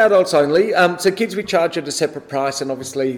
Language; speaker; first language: English; native; English